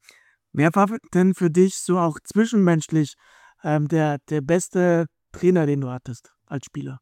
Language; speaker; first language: German; native; German